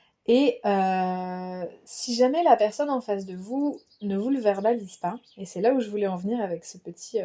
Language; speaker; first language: French; native; French